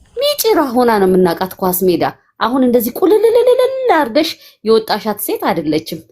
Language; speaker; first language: Amharic; native; Amharic